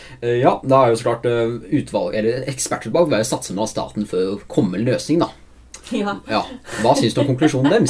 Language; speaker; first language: Norwegian; native; Norwegian